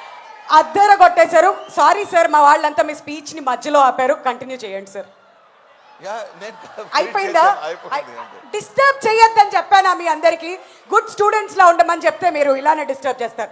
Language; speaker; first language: Telugu; native; Telugu